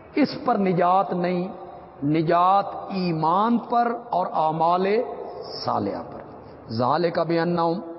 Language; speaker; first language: Urdu; non-native, local second language; Punjabi